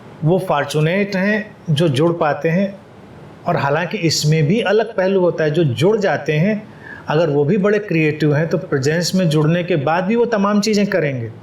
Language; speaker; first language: Hindi; native; Hindi